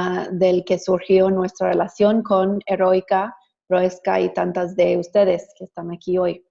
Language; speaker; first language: Spanish; non-native, fluent; English